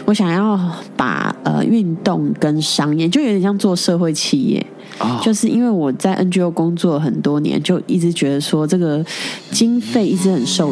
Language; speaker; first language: Chinese; native; Chinese